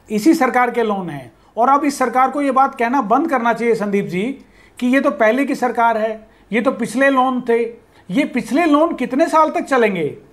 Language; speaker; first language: Hindi; native; Hindi